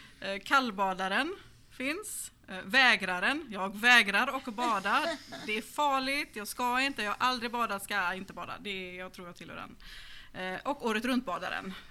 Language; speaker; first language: Swedish; native; Swedish